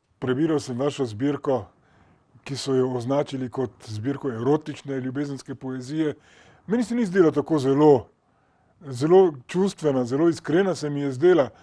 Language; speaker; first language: Slovenian; native; Slovenian